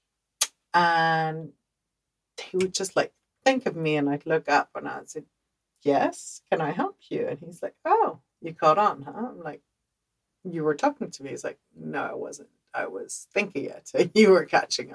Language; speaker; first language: English; early bilingual, other home language; Dutch